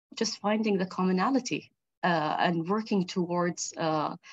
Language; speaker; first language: English; early bilingual, other home language; Arabic